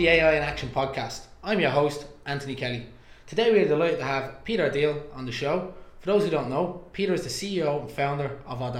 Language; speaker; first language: English; native; English